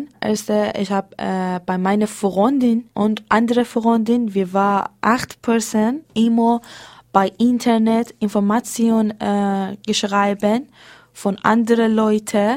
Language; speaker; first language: German; non-native, learner; Persian